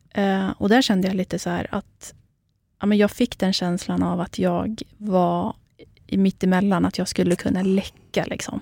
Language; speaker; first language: Swedish; early bilingual, other home language; Kurdish